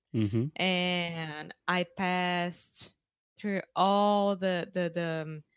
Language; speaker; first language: English; non-native, fluent; Portuguese